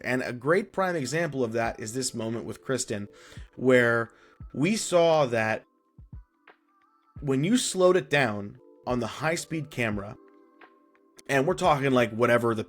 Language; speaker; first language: English; native; English